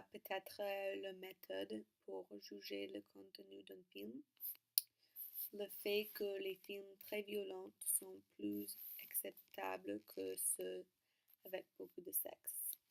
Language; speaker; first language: French; non-native, learner; English